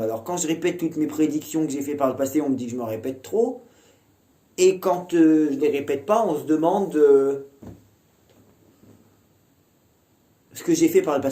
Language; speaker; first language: French; native; French